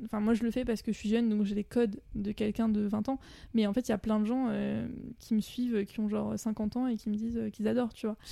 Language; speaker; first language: French; native; French